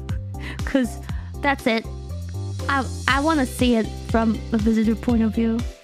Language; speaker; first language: English; non-native, fluent; German